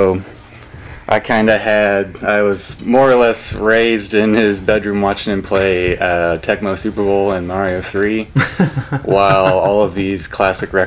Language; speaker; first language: English; native; English